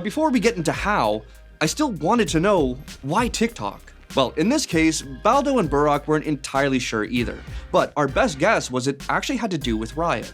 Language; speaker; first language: English; native; English